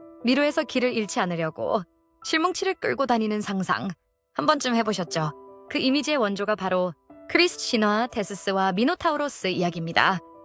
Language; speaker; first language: Korean; native; Korean